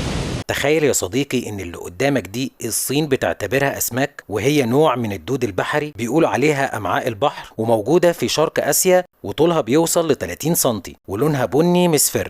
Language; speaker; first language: Arabic; native; Arabic